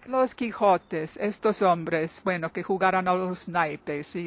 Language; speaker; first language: Spanish; non-native, fluent; English